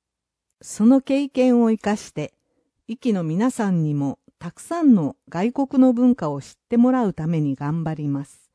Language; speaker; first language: Japanese; non-native, fluent; English